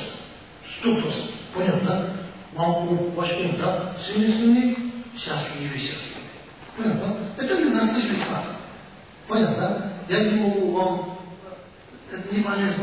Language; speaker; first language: Russian; non-native, learner; Tibetan